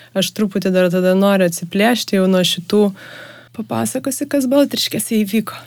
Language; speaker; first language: Lithuanian; native; Lithuanian